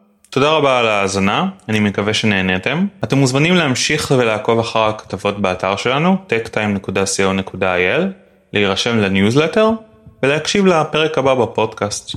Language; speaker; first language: Hebrew; native; Hebrew